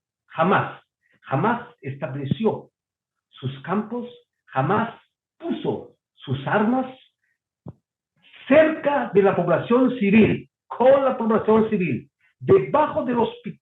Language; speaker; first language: Spanish; non-native, fluent; Hebrew